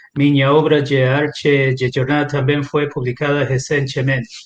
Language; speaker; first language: Portuguese; non-native, learner; English